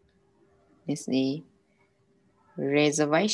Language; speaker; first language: English; non-native, learner; Vietnamese